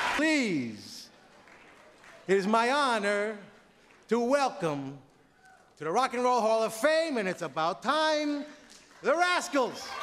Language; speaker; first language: English; native; English